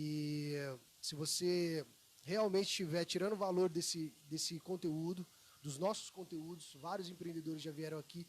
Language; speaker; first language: Portuguese; native; Portuguese